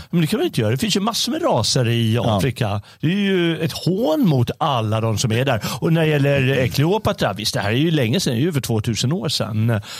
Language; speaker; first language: Swedish; native; Swedish